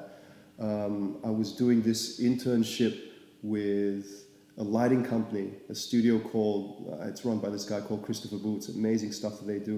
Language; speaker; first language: English; native; English